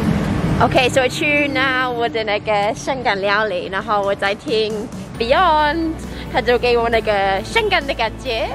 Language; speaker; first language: Chinese; non-native, fluent; English